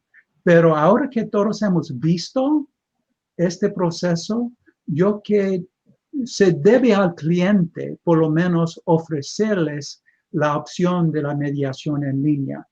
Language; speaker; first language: Spanish; non-native, fluent; English